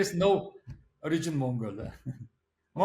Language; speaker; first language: English; non-native, learner; Mongolian